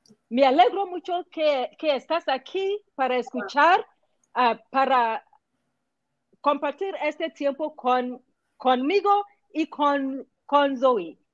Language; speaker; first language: Spanish; non-native, fluent; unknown